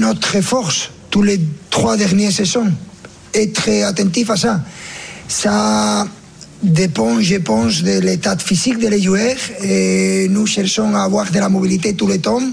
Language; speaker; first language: French; non-native, fluent; Spanish